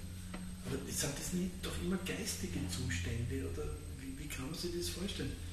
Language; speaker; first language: German; native; German